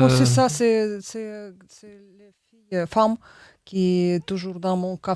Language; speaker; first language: French; non-native, learner; Russian